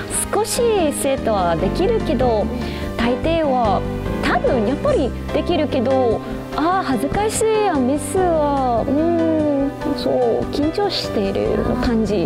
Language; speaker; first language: Japanese; non-native, learner; English